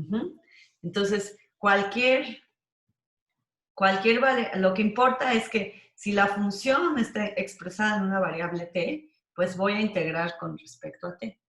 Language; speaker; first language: Spanish; native; Spanish